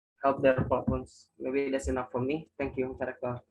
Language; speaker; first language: English; non-native, learner; Indonesian